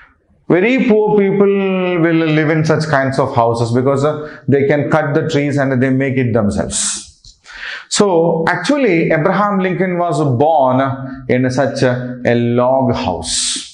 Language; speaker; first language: English; non-native, local second language; Telugu